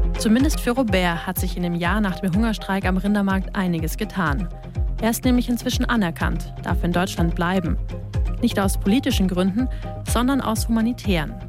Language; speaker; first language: German; native; German